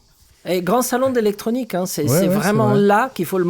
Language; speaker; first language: French; native; French